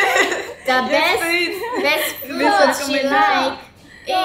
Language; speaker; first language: English; non-native, learner; Japanese